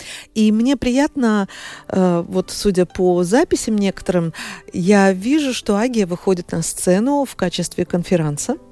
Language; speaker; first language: Russian; native; Russian